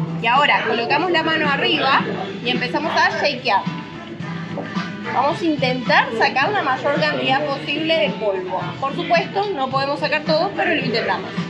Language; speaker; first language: Spanish; native; Spanish